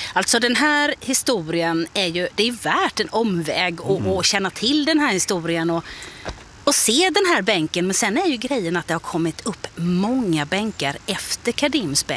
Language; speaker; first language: Swedish; native; Swedish